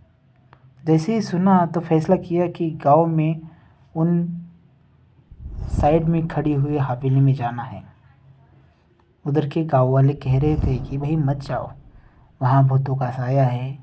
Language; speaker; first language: Hindi; native; Hindi